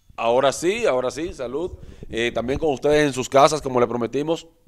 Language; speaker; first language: Spanish; native; Spanish